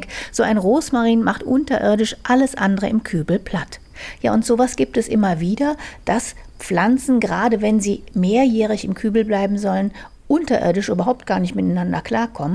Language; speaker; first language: German; native; German